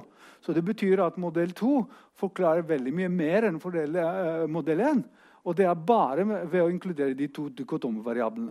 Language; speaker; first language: Norwegian; non-native, fluent; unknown